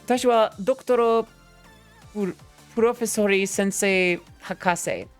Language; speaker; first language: Japanese; non-native, learner; English